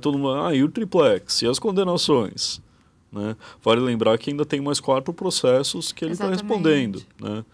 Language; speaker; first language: Portuguese; native; Portuguese